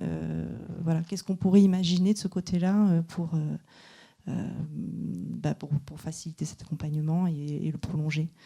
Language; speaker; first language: French; native; French